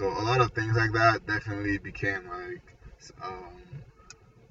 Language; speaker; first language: English; non-native, local second language; Igbo